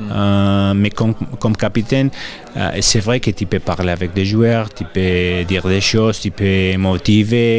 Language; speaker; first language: French; non-native, fluent; Spanish